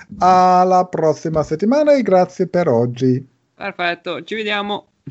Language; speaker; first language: Italian; non-native, learner; German